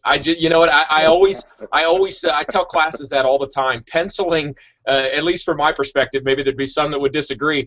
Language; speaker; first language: English; native; English